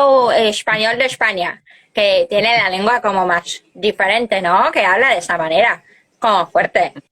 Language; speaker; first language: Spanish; early bilingual, heritage; Spanish